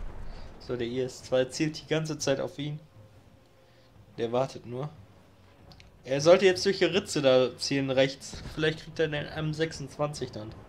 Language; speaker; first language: German; native; German